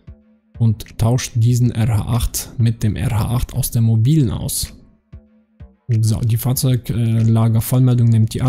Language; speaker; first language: German; native; German